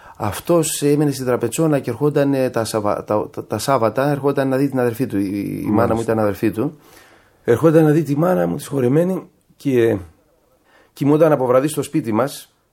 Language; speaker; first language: Greek; native; Greek